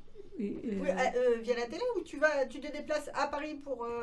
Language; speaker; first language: French; native; French